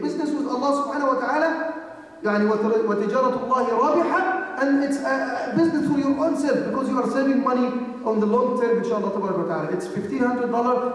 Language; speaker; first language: English; non-native, fluent; Arabic